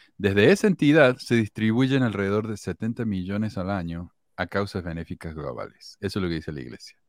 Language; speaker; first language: Spanish; native; Spanish